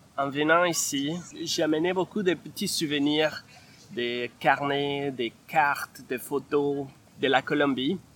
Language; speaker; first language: French; non-native, fluent; Spanish